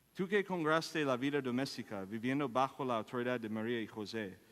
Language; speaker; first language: Spanish; non-native, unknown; English